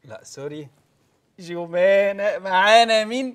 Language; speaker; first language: Arabic; native; Arabic